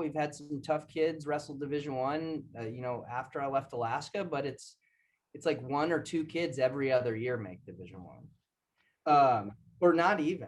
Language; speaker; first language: English; native; English